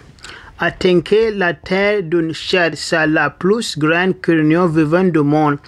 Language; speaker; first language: French; non-native, learner; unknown